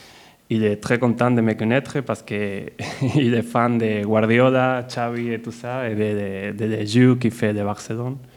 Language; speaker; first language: French; non-native, fluent; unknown